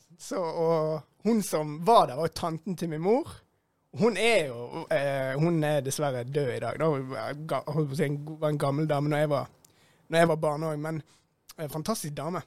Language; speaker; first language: Norwegian; native; Norwegian